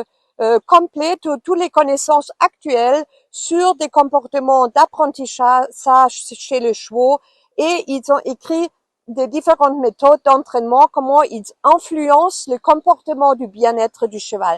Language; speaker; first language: French; non-native, fluent; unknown